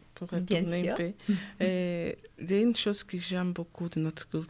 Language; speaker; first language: French; non-native, learner; Portuguese